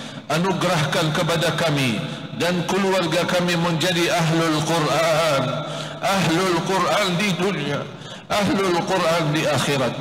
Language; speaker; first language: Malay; non-native, fluent; Arabic